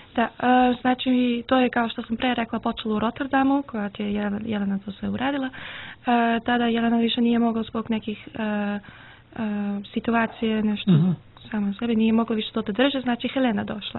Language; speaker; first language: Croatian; early bilingual, heritage; Serbian